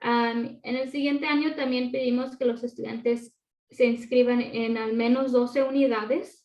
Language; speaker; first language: Spanish; early bilingual, other home language; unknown